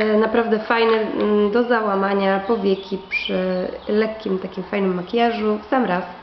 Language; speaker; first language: Polish; native; Polish